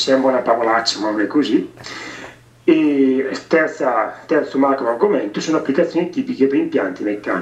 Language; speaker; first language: Italian; native; Italian